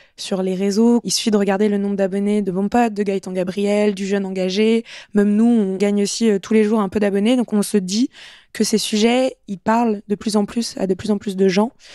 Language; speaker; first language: French; native; French